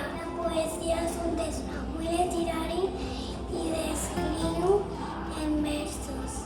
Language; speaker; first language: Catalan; non-native, local second language; Spanish